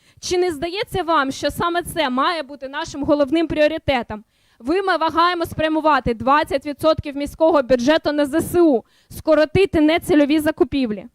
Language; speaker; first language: Ukrainian; native; Ukrainian